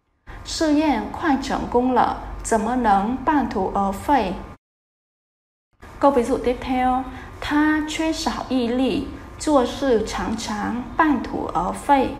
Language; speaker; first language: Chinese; non-native, fluent; Vietnamese